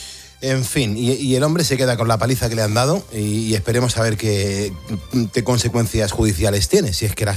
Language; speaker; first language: Spanish; native; Spanish